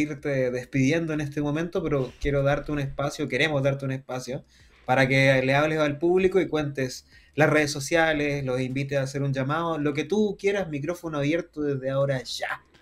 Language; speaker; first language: Spanish; native; Spanish